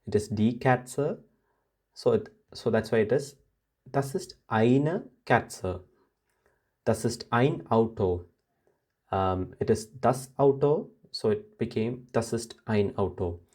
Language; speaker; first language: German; non-native, fluent; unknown